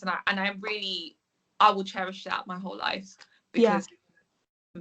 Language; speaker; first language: English; native; English